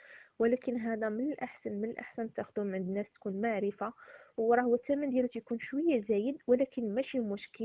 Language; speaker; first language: Arabic; native; Arabic